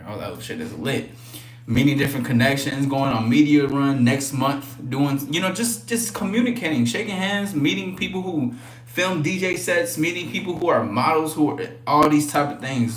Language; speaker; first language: English; native; English